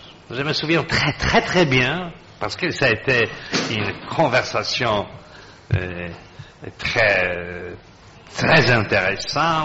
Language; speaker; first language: French; non-native, fluent; Polish